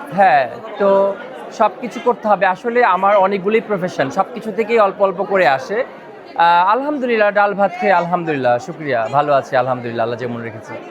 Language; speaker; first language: Bangla; native; Bangla